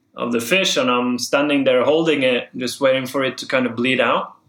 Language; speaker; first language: English; non-native, fluent; Norwegian